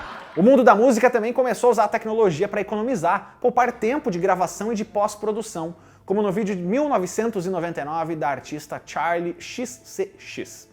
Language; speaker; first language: Portuguese; native; Portuguese